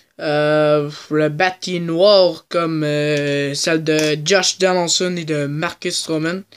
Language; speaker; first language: French; native; French